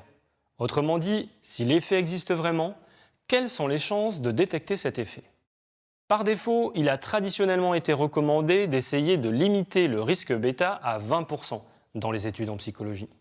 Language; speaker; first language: French; native; French